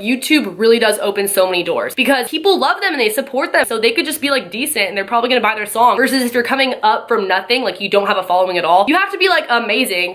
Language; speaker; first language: English; native; English